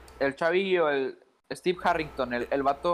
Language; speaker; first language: Spanish; native; Spanish